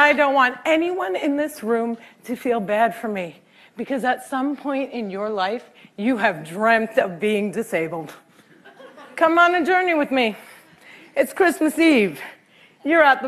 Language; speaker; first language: English; native; English